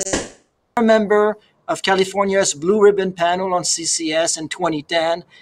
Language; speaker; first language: English; native; English